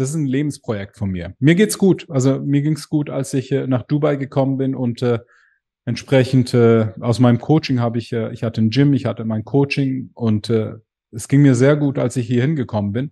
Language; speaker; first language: German; native; German